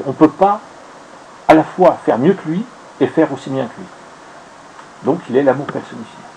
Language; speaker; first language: French; native; French